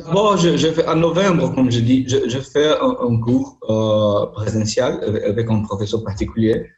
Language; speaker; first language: French; non-native, learner; Portuguese